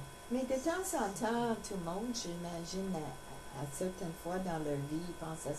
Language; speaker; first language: French; non-native, learner; English